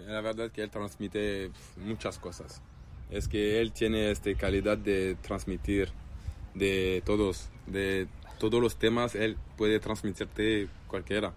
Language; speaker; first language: Spanish; non-native, learner; French